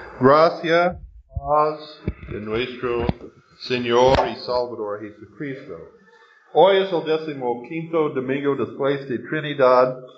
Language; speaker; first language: Spanish; non-native, learner; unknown